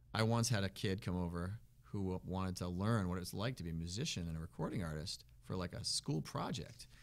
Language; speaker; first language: English; native; English